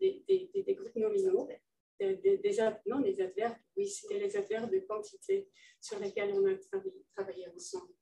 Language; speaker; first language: French; non-native, fluent; Dutch